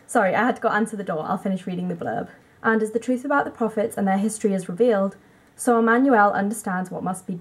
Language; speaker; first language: English; native; English